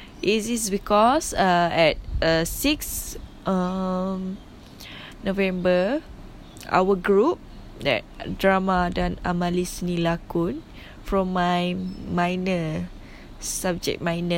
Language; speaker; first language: English; non-native, local second language; Malay